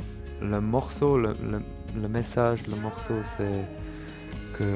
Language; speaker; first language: French; non-native, learner; German